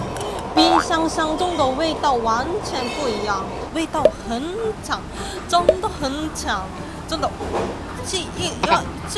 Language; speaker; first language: Chinese; non-native, fluent; Korean